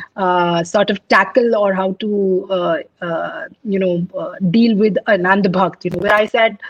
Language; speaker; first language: English; non-native, local second language; Punjabi